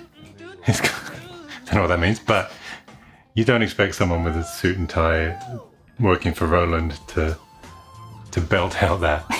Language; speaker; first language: English; native; English